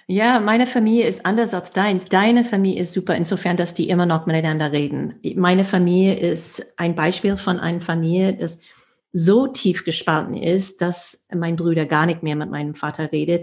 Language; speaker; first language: German; non-native, fluent; English